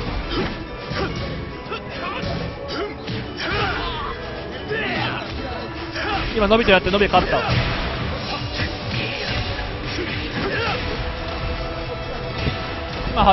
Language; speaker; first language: Japanese; native; Japanese